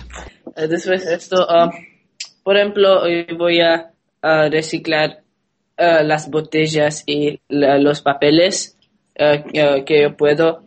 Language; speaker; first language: Spanish; non-native, learner; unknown